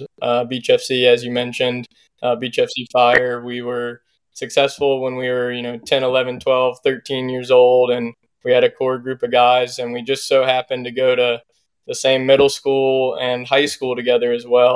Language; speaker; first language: English; native; English